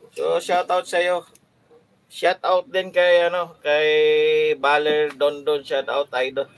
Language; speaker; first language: Filipino; non-native, local second language; Cebuano